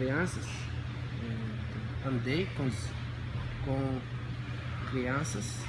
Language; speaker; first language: Portuguese; non-native, learner; English